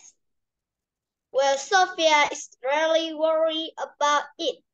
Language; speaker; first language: English; non-native, learner; Vietnamese